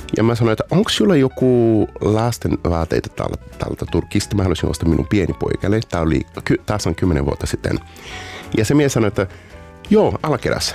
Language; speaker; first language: Finnish; non-native, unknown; Portuguese